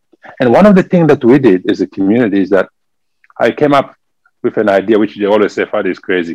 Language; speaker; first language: English; non-native, fluent; French